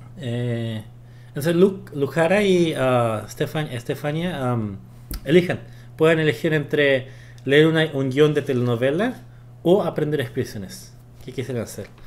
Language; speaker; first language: Spanish; early bilingual, other home language; Korean